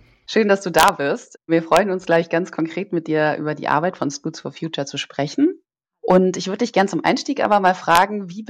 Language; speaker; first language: German; native; German